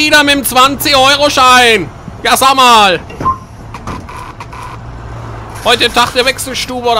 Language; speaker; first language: German; native; German